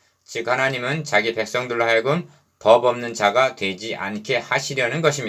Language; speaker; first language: Korean; native; Korean